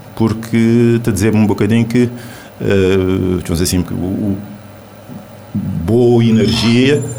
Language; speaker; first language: Portuguese; non-native, local second language; Kabuverdianu